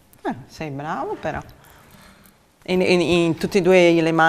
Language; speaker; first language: Italian; native; Italian